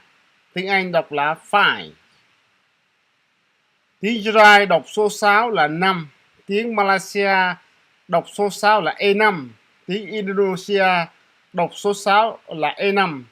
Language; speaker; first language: Vietnamese; non-native, local second language; Jarai